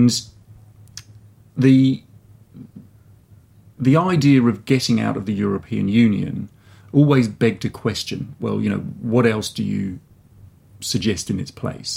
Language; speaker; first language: English; native; English